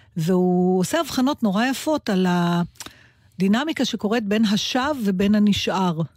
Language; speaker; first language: Hebrew; native; Hebrew